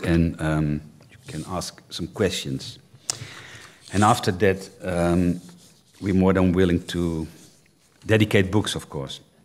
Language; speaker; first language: English; non-native, fluent; Dutch